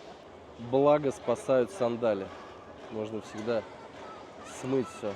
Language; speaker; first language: Russian; native; Russian